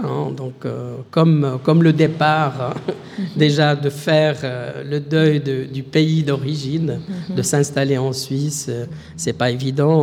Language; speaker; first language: French; non-native, local second language; Arabic